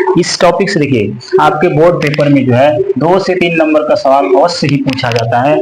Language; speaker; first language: Hindi; native; Hindi